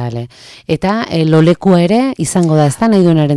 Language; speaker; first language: Basque; native; Basque